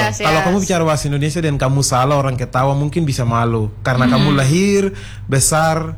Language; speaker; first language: Indonesian; non-native, fluent; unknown